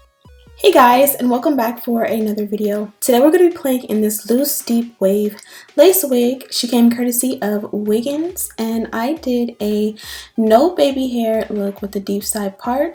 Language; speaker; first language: English; native; English